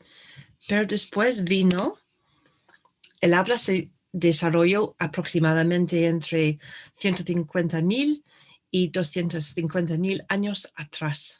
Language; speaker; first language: Spanish; non-native, fluent; English